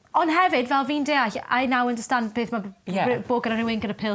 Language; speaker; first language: Welsh; native; Welsh